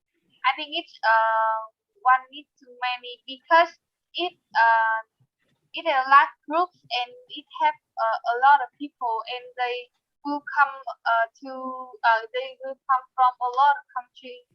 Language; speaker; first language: English; non-native, learner; Vietnamese